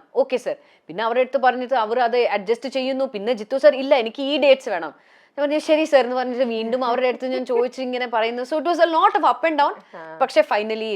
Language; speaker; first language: Malayalam; early bilingual, heritage; Malayalam